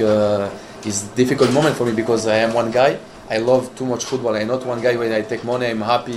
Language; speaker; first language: English; non-native, learner; Italian